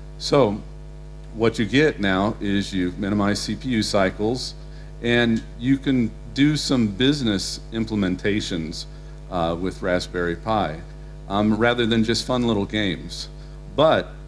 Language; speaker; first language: English; native; English